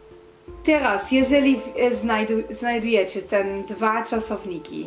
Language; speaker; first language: Polish; non-native, learner; Dutch